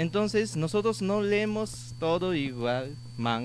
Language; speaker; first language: Spanish; non-native, learner; Japanese